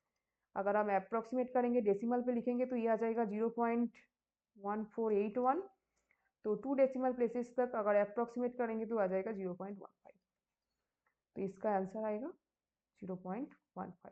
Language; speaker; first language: Hindi; native; Hindi